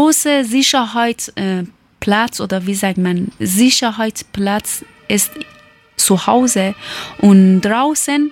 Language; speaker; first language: German; non-native, learner; Persian